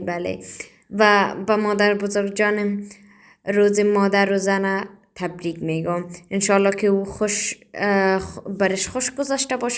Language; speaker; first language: Persian; early bilingual, heritage; Persian